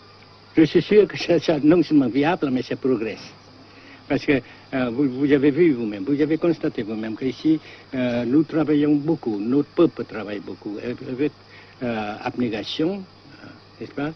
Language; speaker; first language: French; non-native, fluent; Vietnamese